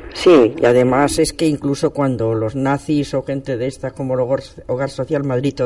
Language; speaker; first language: Spanish; native; Spanish